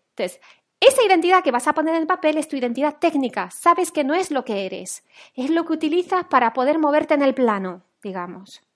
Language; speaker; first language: Spanish; early bilingual, other home language; French